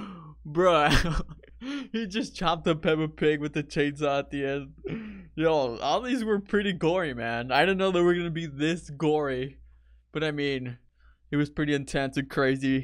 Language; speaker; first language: English; native; English